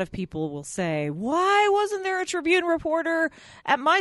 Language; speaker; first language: English; native; English